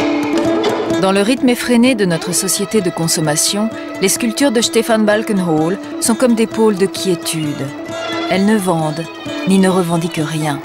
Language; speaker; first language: French; native; French